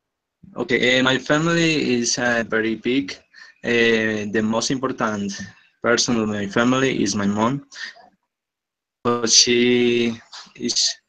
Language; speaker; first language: English; non-native, learner; Spanish